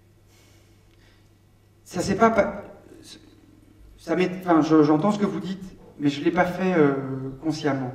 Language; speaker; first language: French; native; French